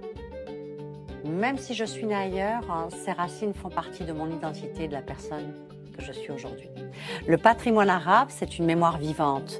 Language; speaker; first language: French; early bilingual, other home language; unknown